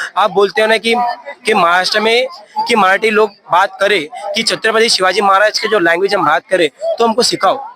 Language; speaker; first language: Hindi; non-native, local second language; Tamil